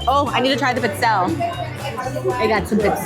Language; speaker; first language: English; native; English